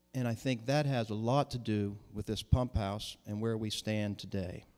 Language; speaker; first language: English; native; English